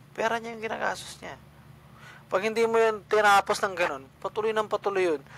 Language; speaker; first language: Filipino; non-native, local second language; Cebuano